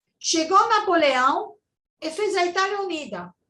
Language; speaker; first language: Portuguese; non-native, learner; Italian